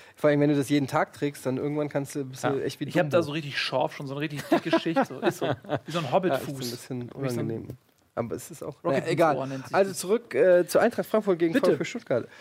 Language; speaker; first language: German; native; German